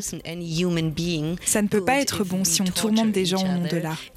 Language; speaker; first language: French; non-native, fluent; German